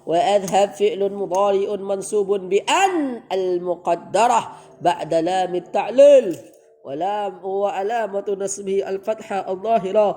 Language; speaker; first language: Arabic; non-native, fluent; Indonesian